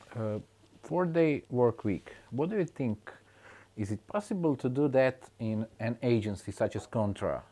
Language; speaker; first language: English; non-native, fluent; Croatian